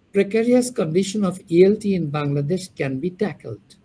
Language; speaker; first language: English; non-native, local second language; Bangla